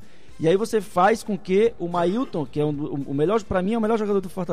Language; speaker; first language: Portuguese; native; Portuguese